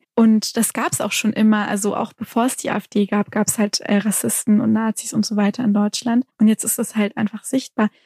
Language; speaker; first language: German; native; German